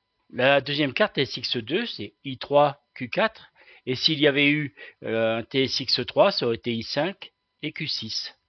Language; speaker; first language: French; native; French